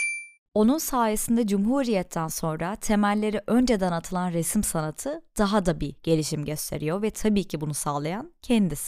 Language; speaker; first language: Turkish; native; Turkish